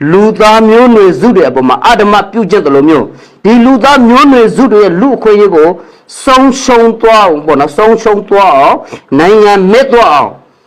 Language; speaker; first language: Burmese; non-native, local second language; Rohingya